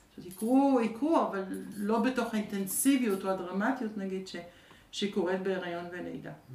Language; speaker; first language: Hebrew; early bilingual, other home language; French